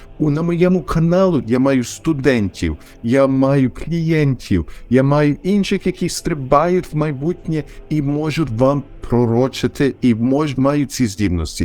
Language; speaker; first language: Ukrainian; early bilingual, heritage; Ukrainian